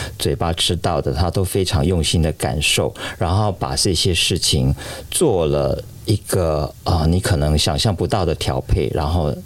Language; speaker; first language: Chinese; native; Chinese